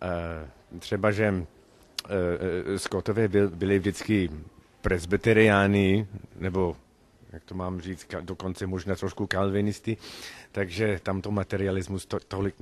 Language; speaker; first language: Czech; non-native, fluent; English